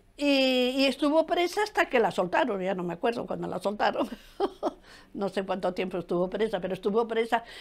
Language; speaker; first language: Spanish; native; Spanish